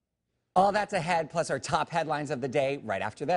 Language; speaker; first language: English; native; English